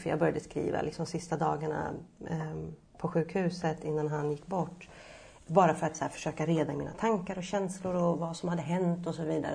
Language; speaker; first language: Swedish; native; Swedish